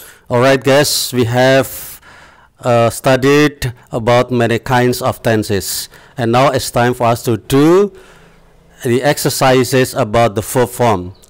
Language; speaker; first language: English; non-native, fluent; Indonesian